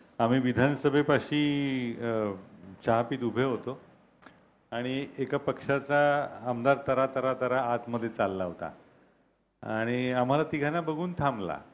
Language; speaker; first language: Marathi; native; Marathi